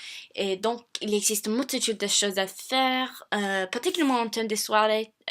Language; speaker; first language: French; non-native, fluent; English